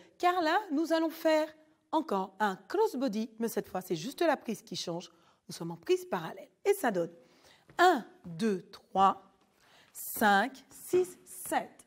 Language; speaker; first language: French; native; French